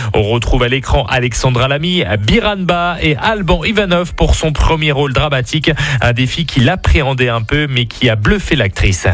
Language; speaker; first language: French; native; French